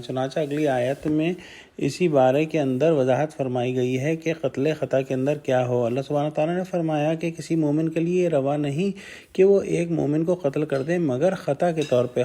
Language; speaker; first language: Urdu; native; Urdu